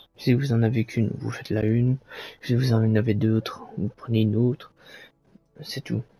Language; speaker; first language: French; native; French